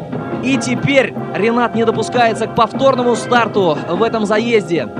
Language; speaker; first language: Russian; native; Russian